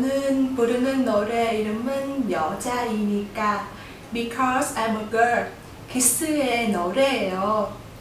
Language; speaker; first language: Korean; non-native, learner; Vietnamese